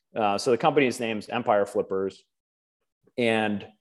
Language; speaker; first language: English; native; English